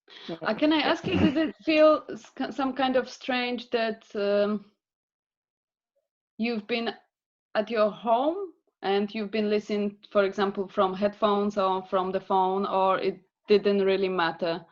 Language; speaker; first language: English; non-native, fluent; Polish